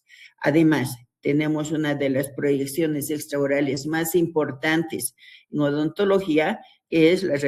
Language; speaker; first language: Spanish; native; Spanish